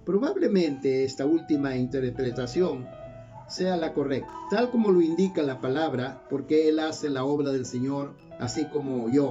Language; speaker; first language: Spanish; native; Spanish